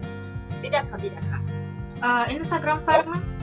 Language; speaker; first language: Turkish; non-native, learner; Indonesian